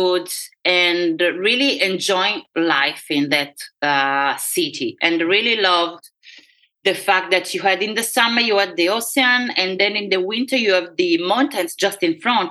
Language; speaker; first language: English; non-native, fluent; Italian